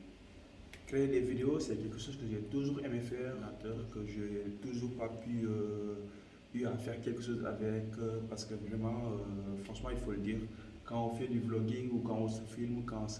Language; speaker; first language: French; non-native, local second language; Wolof